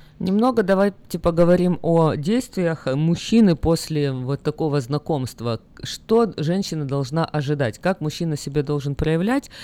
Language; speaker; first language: Russian; native; Russian